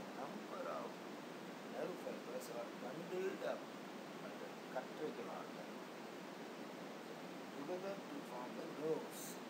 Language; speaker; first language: English; non-native, local second language; Tamil